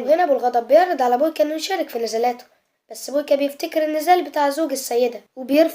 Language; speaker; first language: Arabic; native; Arabic